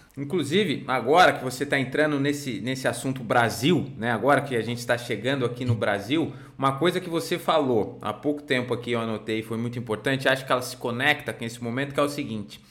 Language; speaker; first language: Portuguese; native; Portuguese